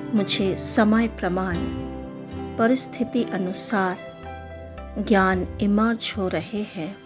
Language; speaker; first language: Hindi; native; Hindi